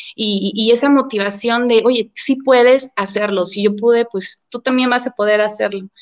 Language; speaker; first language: Spanish; early bilingual, heritage; Spanish